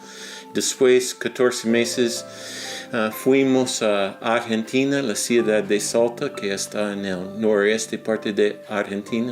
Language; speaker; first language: Spanish; non-native, fluent; English